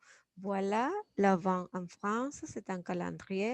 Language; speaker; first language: French; non-native, fluent; Spanish